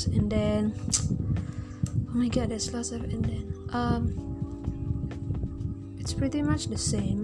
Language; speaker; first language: English; non-native, local second language; Malay